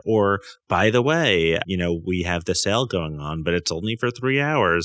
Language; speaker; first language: English; native; English